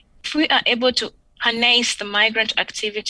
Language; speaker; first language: English; non-native, local second language; Ganda